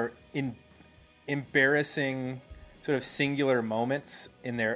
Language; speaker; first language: English; native; English